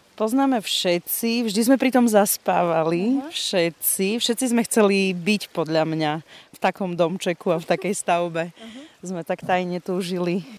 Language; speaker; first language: Slovak; native; Slovak